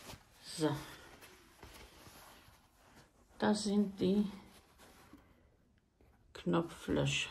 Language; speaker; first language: German; non-native, learner; Croatian